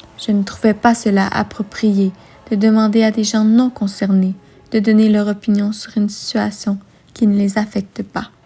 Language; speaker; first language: French; native; French